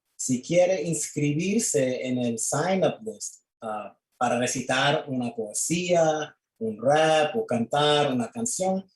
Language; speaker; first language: Spanish; early bilingual, other home language; English